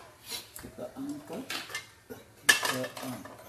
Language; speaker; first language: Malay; non-native, local second language; Sundanese